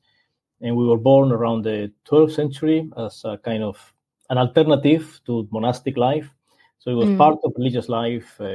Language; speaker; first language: English; non-native, fluent; Spanish